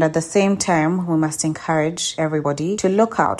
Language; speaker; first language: English; non-native, local second language; Ganda